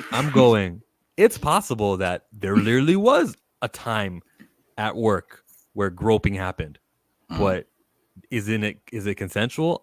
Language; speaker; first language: English; native; English